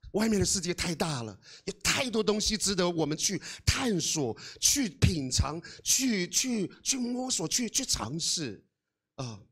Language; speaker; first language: Chinese; non-native, local second language; Amis